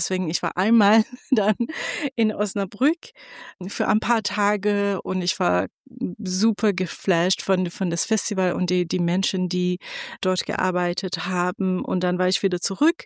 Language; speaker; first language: German; non-native, fluent; Persian